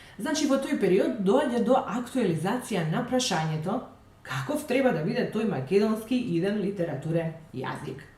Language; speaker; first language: Macedonian; native; Macedonian